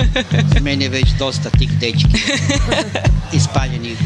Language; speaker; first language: Croatian; native; Croatian